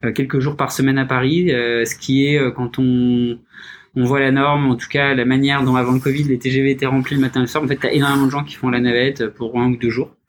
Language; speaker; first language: French; native; French